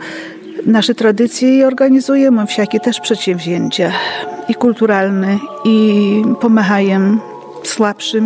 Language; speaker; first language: Polish; non-native, local second language; Ukrainian